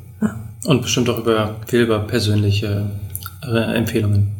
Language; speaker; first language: German; native; German